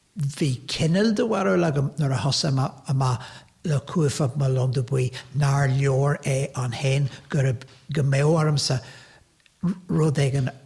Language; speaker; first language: Irish; native; Irish